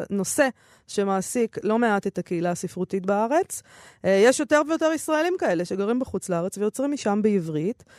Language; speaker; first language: Hebrew; native; Hebrew